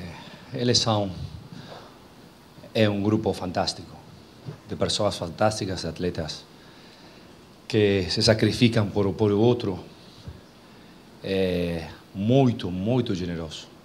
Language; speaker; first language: Portuguese; non-native, fluent; Spanish